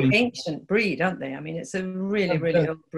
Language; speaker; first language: English; native; English